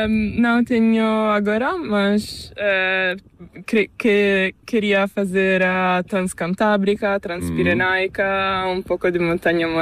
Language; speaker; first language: Spanish; non-native, learner; Italian